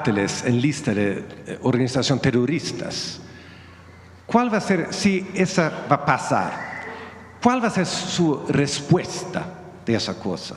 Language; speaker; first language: Spanish; non-native, fluent; Swedish